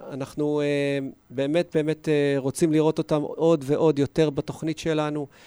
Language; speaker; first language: Hebrew; native; Hebrew